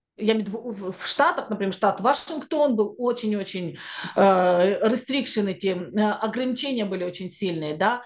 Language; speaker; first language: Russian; native; Russian